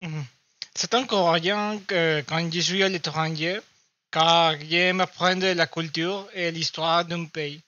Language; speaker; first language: French; non-native, learner; Spanish